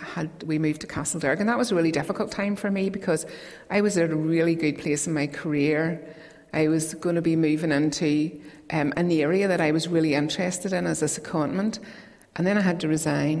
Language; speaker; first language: English; native; English